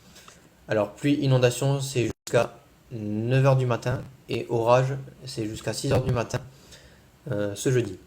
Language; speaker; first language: French; native; French